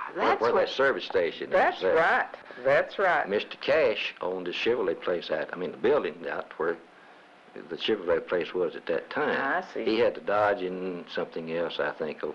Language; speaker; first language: English; native; English